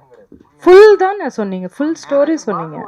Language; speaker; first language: Tamil; non-native, local second language; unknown